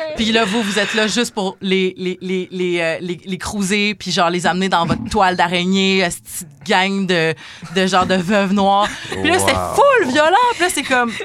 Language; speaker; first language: French; native; French